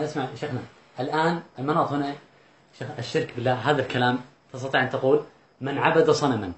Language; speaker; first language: Arabic; native; Arabic